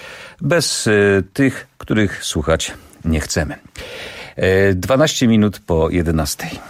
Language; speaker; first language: Polish; native; Polish